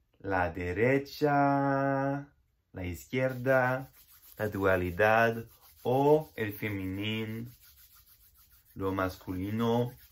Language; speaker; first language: Spanish; non-native, learner; French